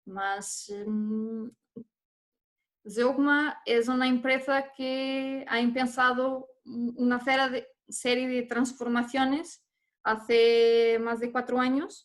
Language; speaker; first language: Spanish; non-native, fluent; Portuguese